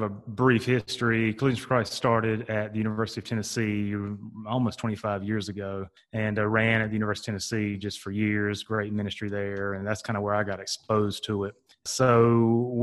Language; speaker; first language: English; native; English